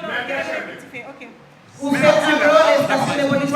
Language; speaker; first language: Spanish; non-native, fluent; Haitian Creole